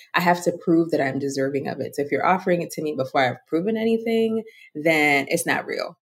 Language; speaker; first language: English; non-native, local second language; Yoruba